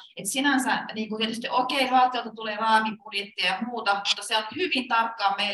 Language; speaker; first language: Finnish; native; Finnish